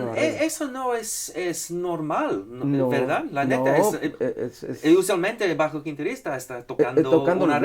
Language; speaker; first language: Spanish; non-native, fluent; English